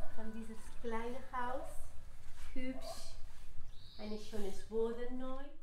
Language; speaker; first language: German; non-native, learner; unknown